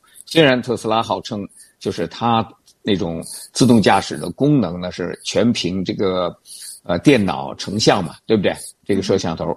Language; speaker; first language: Chinese; native; Chinese